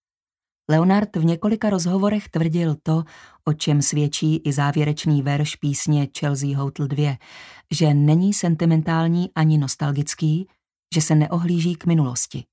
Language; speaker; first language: Czech; native; Czech